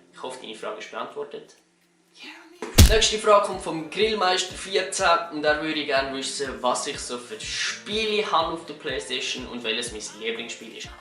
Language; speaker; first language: German; native; German